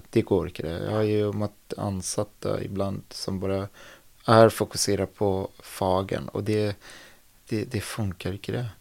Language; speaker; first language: Swedish; non-native, fluent; Persian